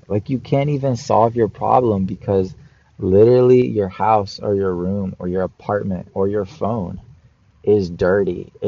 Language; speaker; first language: English; native; English